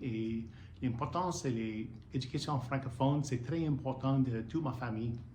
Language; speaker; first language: French; non-native, learner; English